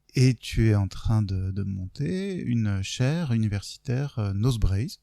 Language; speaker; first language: French; native; French